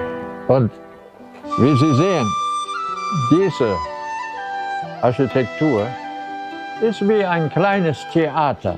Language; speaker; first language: German; non-native, fluent; Chinese